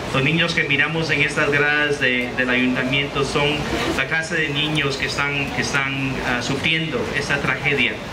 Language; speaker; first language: Spanish; early bilingual, heritage; Spanish